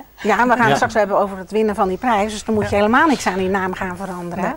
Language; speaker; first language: Dutch; native; Dutch